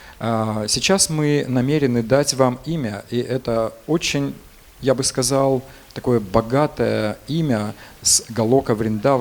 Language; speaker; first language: Russian; native; Russian